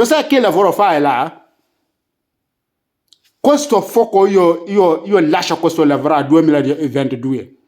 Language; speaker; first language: Italian; non-native, learner; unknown